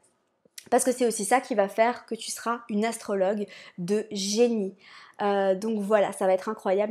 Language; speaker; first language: French; native; French